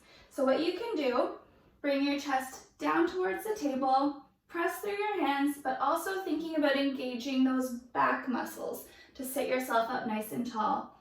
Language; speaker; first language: English; native; English